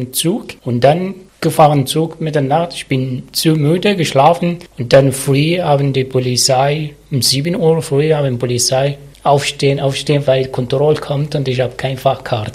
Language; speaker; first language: German; non-native, learner; Arabic